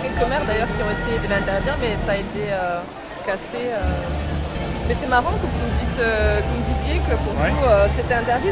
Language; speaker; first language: French; native; French